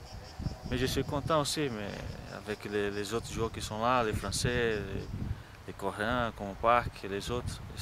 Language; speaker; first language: French; non-native, fluent; Portuguese